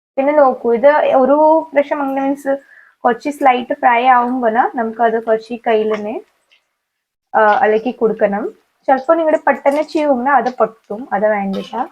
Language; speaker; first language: Malayalam; non-native, learner; Hindi